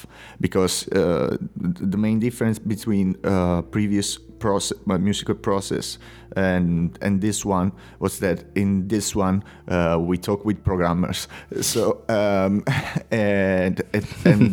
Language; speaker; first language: English; non-native, fluent; Italian